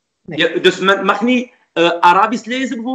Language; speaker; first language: Dutch; non-native, fluent; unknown